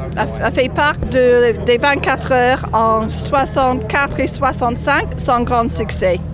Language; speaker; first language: French; non-native, fluent; English